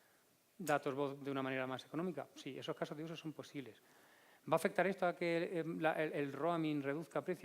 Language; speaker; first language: Spanish; native; Spanish